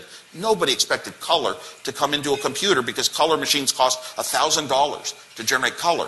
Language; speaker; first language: English; native; English